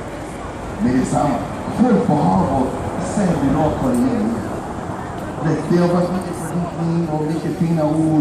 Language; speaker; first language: Swedish; non-native, fluent; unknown